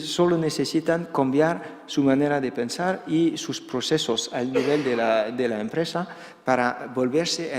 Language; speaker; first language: Spanish; non-native, fluent; Dutch